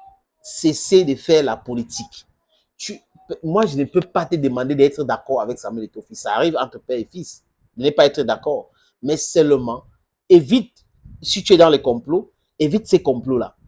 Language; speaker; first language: French; non-native, local second language; English